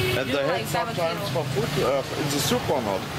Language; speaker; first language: English; non-native, fluent; German